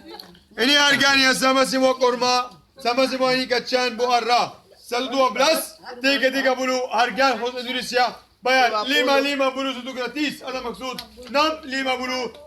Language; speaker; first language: Indonesian; non-native, learner; Arabic